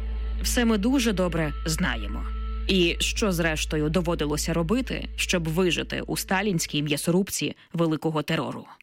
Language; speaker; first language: Ukrainian; native; Ukrainian